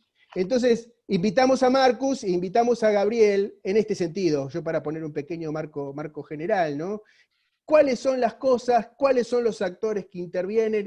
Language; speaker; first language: Spanish; native; Spanish